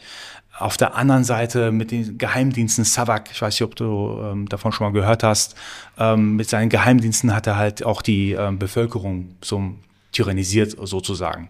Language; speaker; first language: German; early bilingual, other home language; Persian